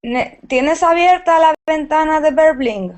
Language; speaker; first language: Spanish; native; Spanish